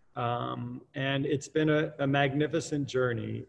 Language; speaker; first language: English; native; English